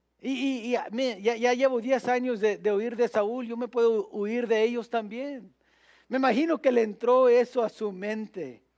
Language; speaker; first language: Spanish; early bilingual, heritage; Spanish